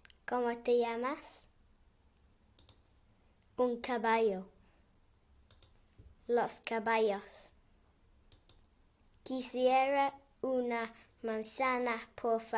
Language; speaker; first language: Spanish; non-native, learner; English